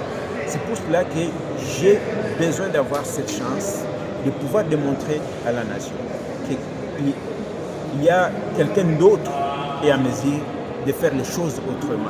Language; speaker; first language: French; non-native, local second language; Swahili